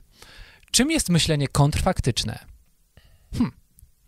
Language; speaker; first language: Polish; native; Polish